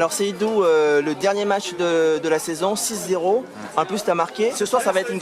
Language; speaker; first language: French; native; French